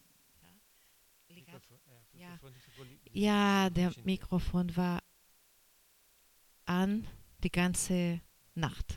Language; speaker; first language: German; non-native, learner; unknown